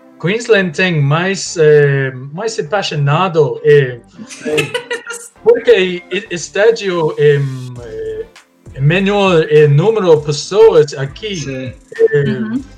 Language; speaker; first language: Portuguese; non-native, learner; English